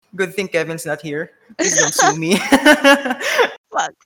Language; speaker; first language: English; non-native, local second language; Filipino